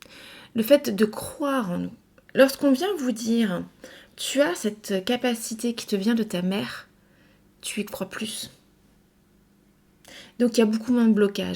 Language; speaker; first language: French; native; French